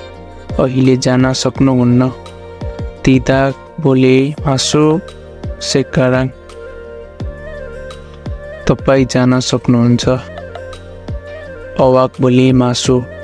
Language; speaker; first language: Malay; non-native, fluent; Nepali